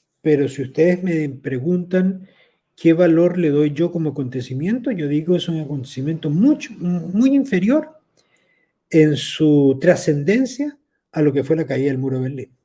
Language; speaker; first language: Spanish; native; Spanish